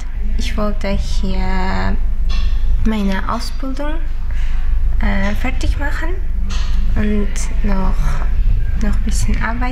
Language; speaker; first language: German; non-native, learner; Uzbek